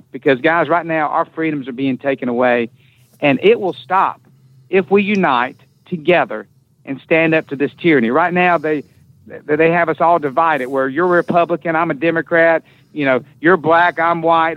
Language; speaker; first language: English; native; English